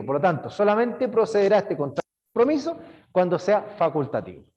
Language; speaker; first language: Spanish; native; Spanish